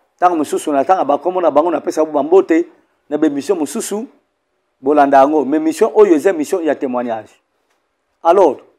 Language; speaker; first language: Lingala; non-native, local second language; Kongo